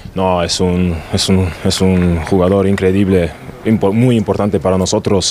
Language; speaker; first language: Spanish; non-native, learner; German